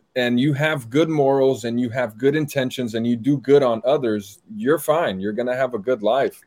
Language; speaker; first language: English; early bilingual, other home language; Portuguese